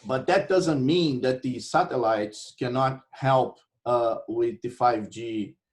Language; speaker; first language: English; non-native, fluent; Portuguese